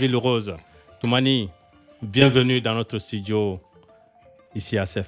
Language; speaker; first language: French; non-native, local second language; Bambara